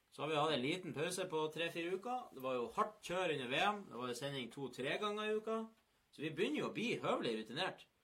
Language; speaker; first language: Norwegian; native; Norwegian